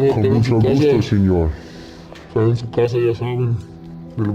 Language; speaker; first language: Spanish; native; Spanish